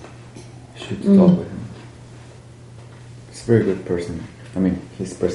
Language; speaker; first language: English; non-native, learner; Spanish